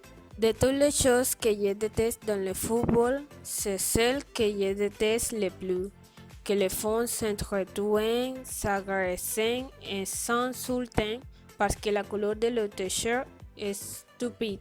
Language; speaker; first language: French; non-native, learner; Spanish